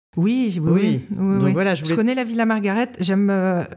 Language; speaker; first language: French; native; French